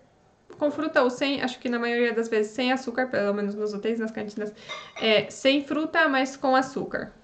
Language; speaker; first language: Portuguese; non-native, fluent; Polish